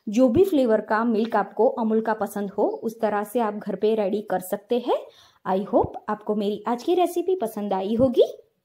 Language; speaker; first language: Hindi; non-native, local second language; Gujarati